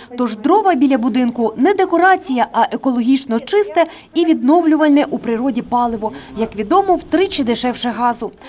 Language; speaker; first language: Ukrainian; native; Ukrainian